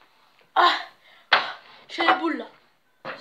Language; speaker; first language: French; native; French